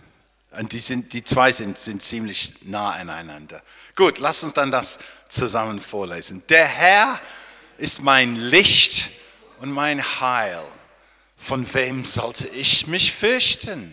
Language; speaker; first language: German; non-native, fluent; English